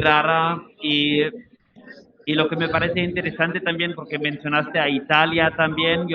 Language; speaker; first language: Spanish; non-native, fluent; German